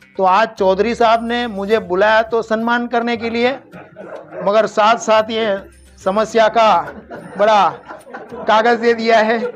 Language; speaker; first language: Hindi; non-native, local second language; Gujarati